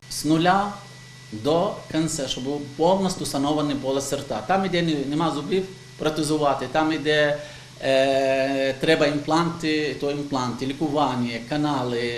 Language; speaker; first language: Ukrainian; non-native, fluent; Arabic